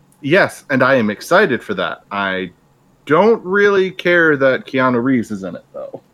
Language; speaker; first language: English; native; English